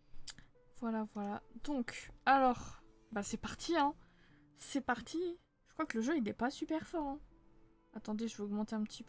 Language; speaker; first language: French; native; French